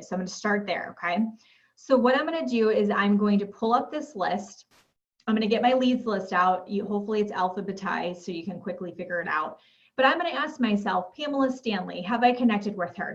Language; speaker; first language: English; native; English